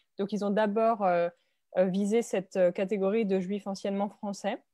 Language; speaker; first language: French; native; French